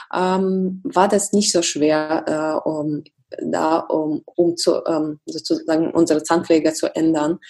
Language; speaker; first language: German; non-native, fluent; Russian